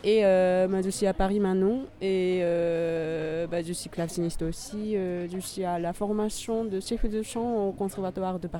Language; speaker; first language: French; non-native, fluent; Japanese